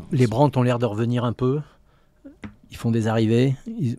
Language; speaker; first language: French; native; French